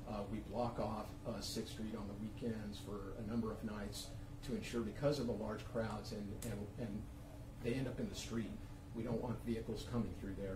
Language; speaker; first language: English; early bilingual, other home language; Spanish